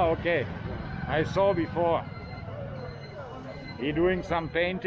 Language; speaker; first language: English; non-native, learner; German